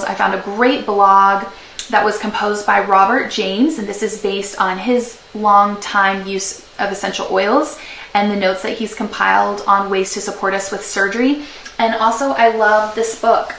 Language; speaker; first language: English; native; English